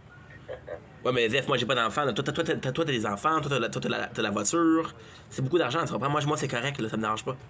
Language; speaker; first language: French; native; French